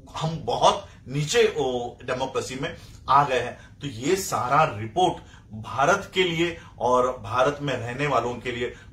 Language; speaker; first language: Hindi; non-native, local second language; Marathi